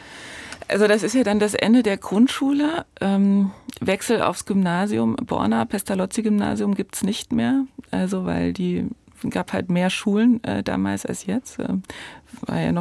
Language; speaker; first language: German; native; German